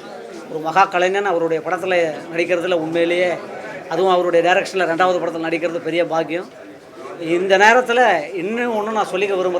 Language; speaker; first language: Tamil; native; Tamil